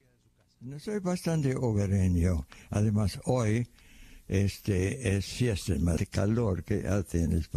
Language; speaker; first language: Spanish; non-native, fluent; English